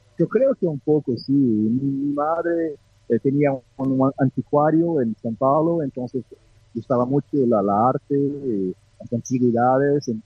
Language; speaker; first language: Spanish; non-native, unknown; Portuguese